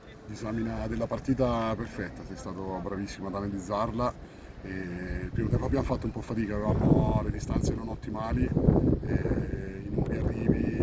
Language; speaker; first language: Italian; native; Italian